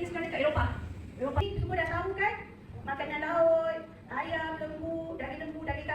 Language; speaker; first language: Malay; native; Malay